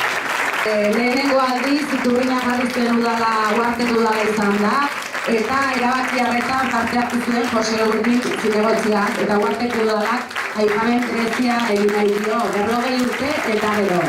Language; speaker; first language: Basque; native; Basque